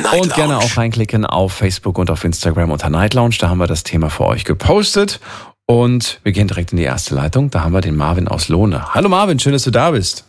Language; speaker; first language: German; native; German